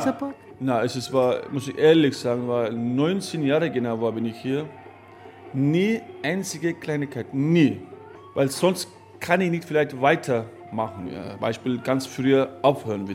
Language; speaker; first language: German; non-native, learner; Turkish